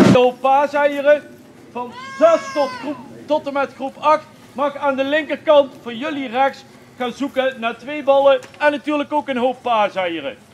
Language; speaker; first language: Dutch; native; Dutch